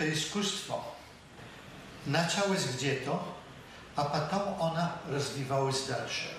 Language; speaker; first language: Russian; non-native, fluent; Polish